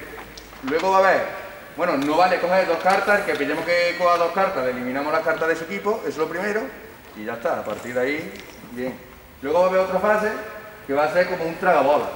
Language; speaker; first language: Spanish; native; Spanish